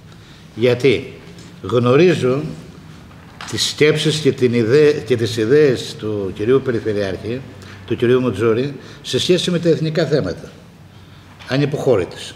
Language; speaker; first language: Greek; native; Greek